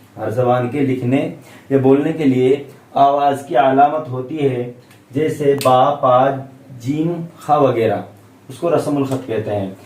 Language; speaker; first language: Urdu; native; Urdu